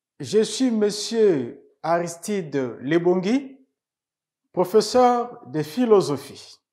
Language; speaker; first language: French; native; French